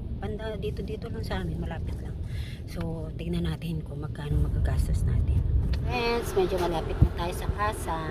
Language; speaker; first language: Filipino; native; Filipino